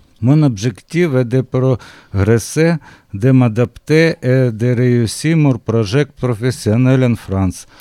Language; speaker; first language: French; non-native, learner; Ukrainian